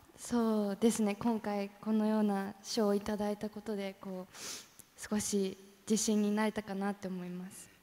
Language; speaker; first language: Japanese; native; Japanese